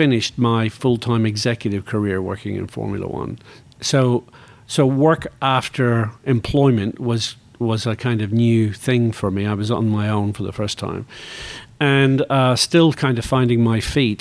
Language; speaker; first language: English; native; English